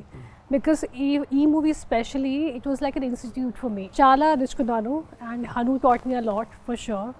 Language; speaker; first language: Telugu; non-native, fluent; Hindi